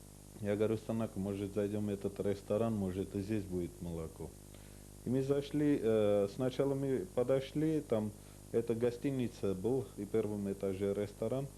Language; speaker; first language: Russian; non-native, local second language; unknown